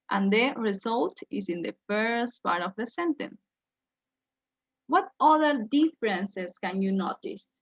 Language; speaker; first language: English; non-native, fluent; Spanish